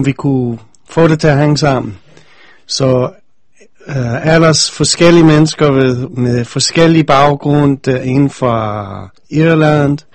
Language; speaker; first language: Danish; non-native, fluent; English